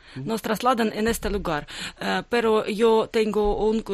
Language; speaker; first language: Spanish; non-native, learner; Russian